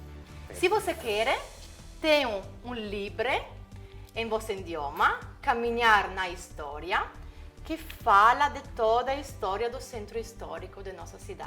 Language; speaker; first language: Portuguese; non-native, fluent; Italian